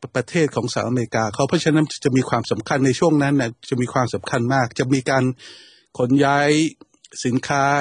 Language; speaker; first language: Thai; native; Thai